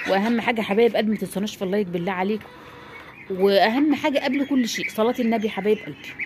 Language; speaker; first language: Arabic; native; Arabic